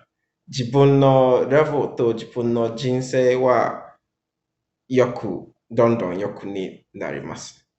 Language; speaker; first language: Japanese; non-native, learner; English